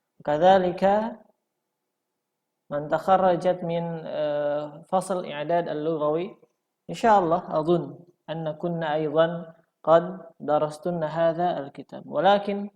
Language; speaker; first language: Arabic; non-native, fluent; Indonesian